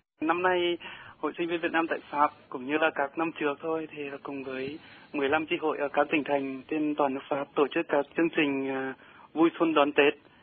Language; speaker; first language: Vietnamese; native; Vietnamese